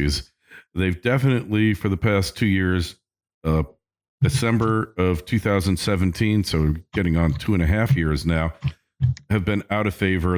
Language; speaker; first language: English; native; English